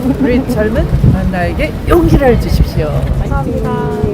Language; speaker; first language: Korean; native; Korean